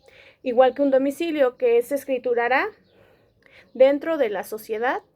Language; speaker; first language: Spanish; native; Spanish